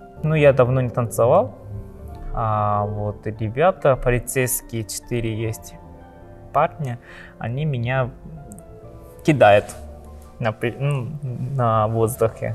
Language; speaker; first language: Russian; non-native, learner; Japanese